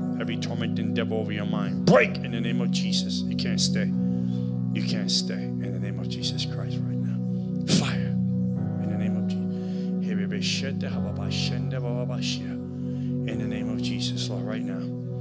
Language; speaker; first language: English; early bilingual, other home language; Spanish